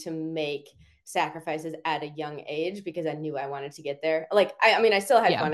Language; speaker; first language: English; native; English